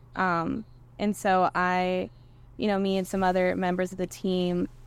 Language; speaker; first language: English; native; English